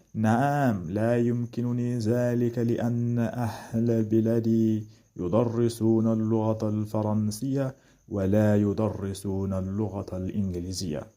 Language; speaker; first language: Arabic; non-native, fluent; Wolof